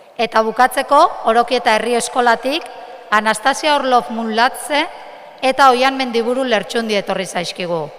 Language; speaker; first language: Basque; native; Basque